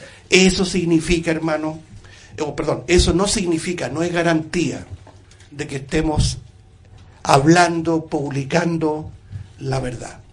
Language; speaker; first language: Spanish; native; Spanish